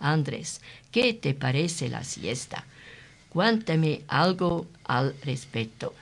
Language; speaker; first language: Spanish; non-native, learner; German